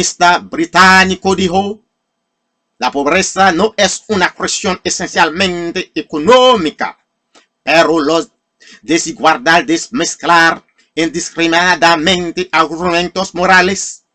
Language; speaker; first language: Spanish; non-native, fluent; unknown